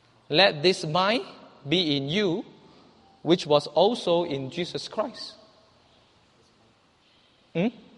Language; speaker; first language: English; non-native, local second language; Chinese